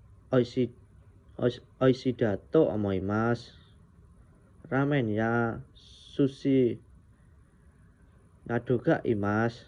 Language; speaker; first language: Japanese; non-native, learner; Indonesian